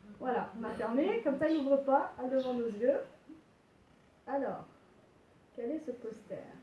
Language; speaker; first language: French; native; French